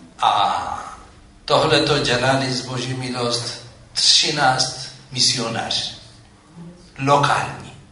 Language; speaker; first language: Czech; non-native, fluent; Amharic